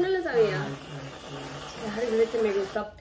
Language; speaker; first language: Spanish; native; Spanish